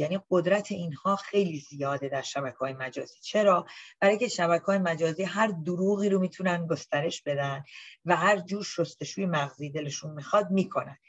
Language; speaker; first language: Persian; native; Persian